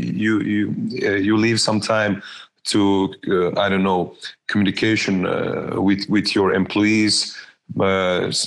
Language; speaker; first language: English; non-native, fluent; Croatian